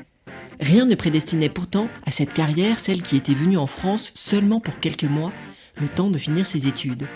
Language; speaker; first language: French; native; French